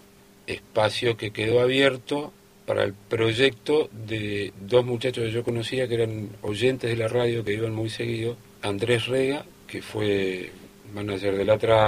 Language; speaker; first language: Spanish; native; Spanish